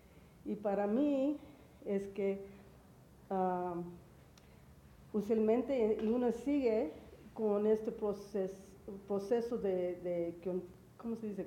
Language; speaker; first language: Spanish; early bilingual, heritage; English